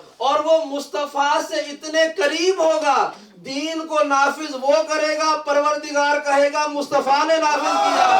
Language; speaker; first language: Urdu; native; Urdu